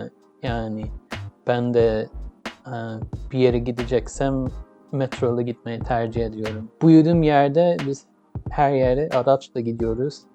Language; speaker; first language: Turkish; early bilingual, heritage; English